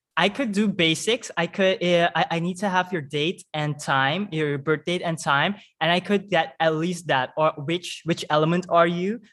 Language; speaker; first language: English; non-native, fluent; Dutch